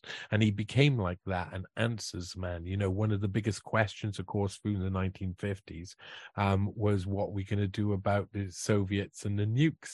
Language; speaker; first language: English; native; English